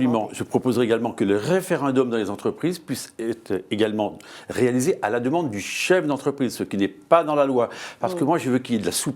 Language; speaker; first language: French; native; French